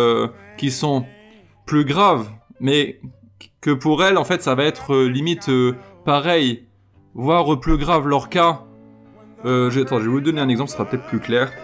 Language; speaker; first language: French; native; French